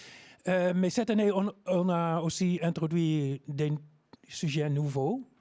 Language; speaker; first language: French; non-native, learner; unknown